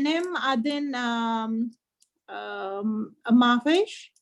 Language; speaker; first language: Turkish; non-native, learner; Urdu